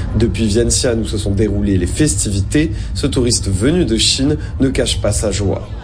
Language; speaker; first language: French; native; French